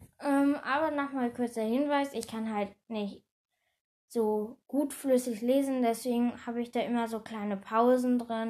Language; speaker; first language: German; native; German